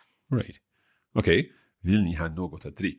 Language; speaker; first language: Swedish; non-native, learner; English